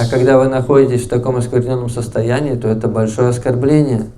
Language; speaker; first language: Russian; native; Russian